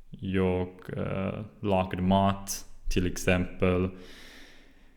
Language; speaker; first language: Swedish; non-native, learner; German